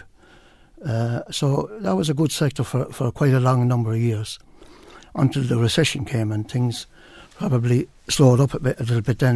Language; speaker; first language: English; native; English